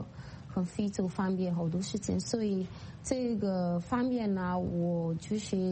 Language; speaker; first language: Chinese; non-native, fluent; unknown